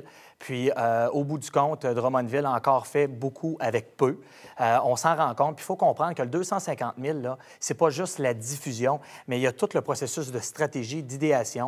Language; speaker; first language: French; native; French